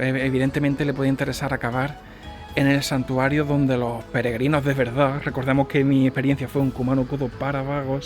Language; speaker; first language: Spanish; native; Spanish